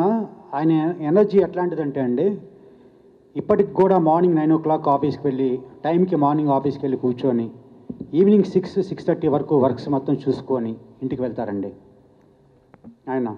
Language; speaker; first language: Telugu; native; Telugu